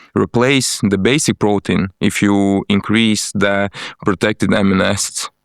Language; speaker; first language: English; non-native, fluent; Latvian